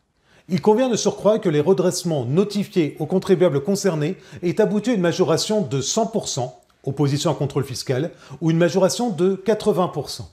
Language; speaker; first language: French; native; French